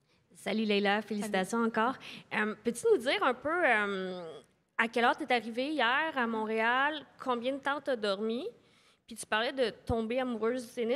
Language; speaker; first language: French; native; French